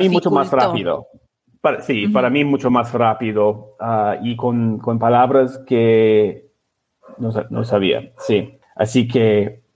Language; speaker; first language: Spanish; non-native, learner; English